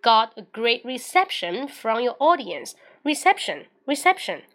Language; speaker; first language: English; non-native, fluent; Chinese